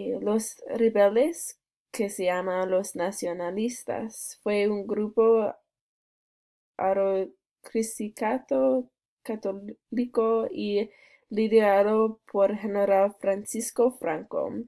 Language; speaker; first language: Spanish; non-native, learner; English